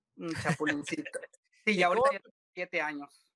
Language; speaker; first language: Spanish; native; Spanish